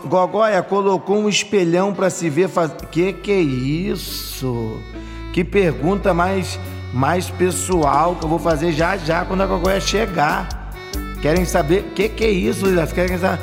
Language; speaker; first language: Portuguese; native; Portuguese